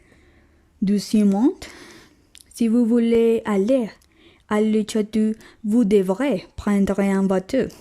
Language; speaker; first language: French; non-native, learner; Spanish